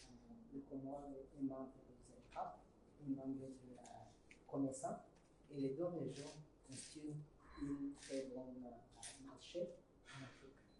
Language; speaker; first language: French; non-native, learner; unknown